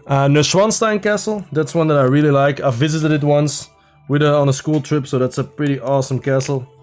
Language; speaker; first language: English; non-native, fluent; Dutch